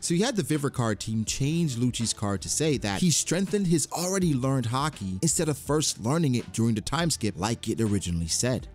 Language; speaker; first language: English; native; English